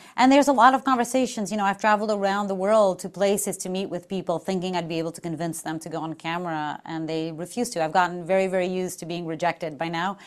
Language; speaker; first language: English; non-native, fluent; Portuguese